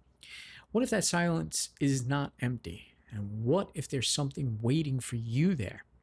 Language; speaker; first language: English; native; English